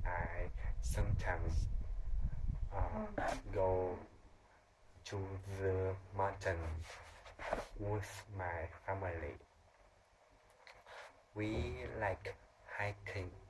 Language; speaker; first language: English; non-native, learner; Vietnamese